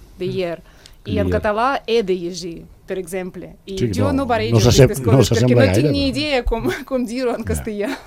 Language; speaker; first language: Catalan; non-native, fluent; Russian